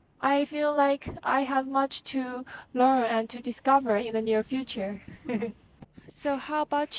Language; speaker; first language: English; non-native, learner; Chinese